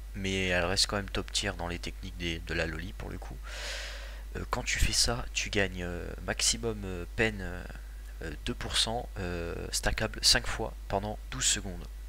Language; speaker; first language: French; native; French